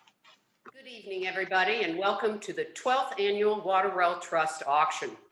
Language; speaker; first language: English; native; English